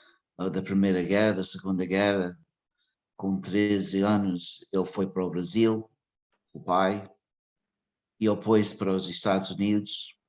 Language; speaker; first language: Portuguese; early bilingual, heritage; English